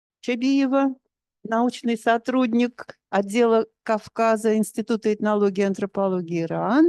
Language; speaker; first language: Russian; native; Russian